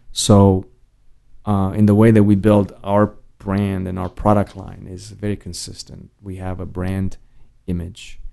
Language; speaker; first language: English; non-native, fluent; Romanian